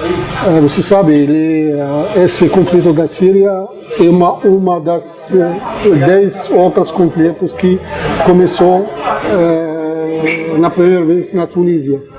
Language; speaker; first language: Portuguese; non-native, fluent; Arabic